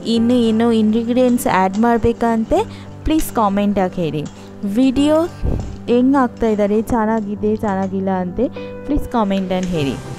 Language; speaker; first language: Kannada; non-native, learner; Bangla